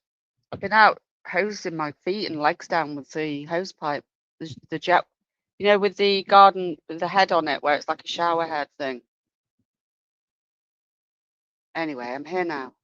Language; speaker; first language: English; native; English